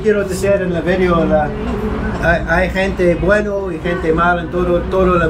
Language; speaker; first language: Spanish; non-native, learner; English